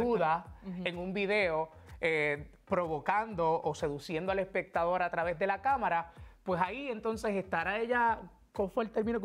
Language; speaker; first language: Spanish; native; Spanish